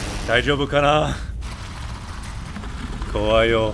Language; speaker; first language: Japanese; non-native, fluent; English